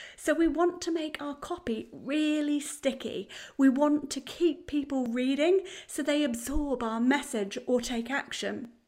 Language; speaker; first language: English; native; English